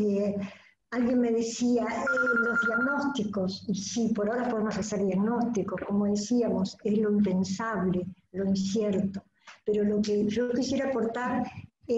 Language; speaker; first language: Spanish; native; Spanish